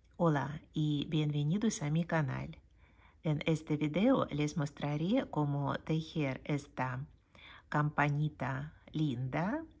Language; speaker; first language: Spanish; non-native, fluent; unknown